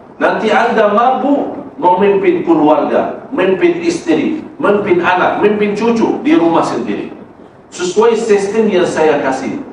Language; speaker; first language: Malay; non-native, fluent; Arabic